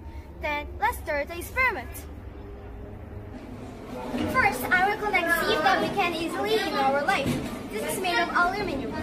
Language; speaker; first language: English; non-native, learner; Korean